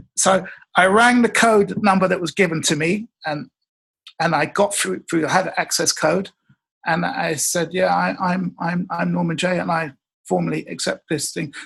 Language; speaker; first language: English; native; English